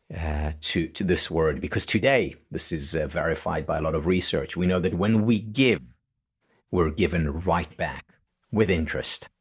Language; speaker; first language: English; non-native, fluent; Hebrew